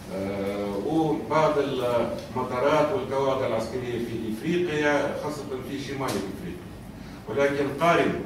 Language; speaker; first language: Arabic; non-native, fluent; Russian